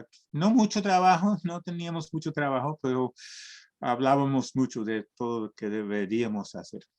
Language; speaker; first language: Spanish; early bilingual, heritage; Spanish